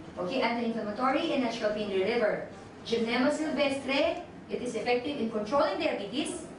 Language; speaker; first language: English; non-native, local second language; Filipino